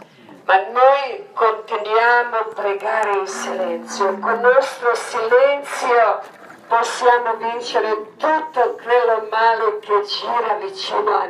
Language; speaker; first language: Italian; non-native, learner; Croatian